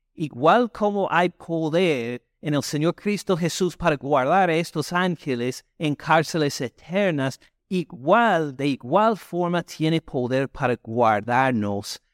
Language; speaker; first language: Spanish; non-native, fluent; English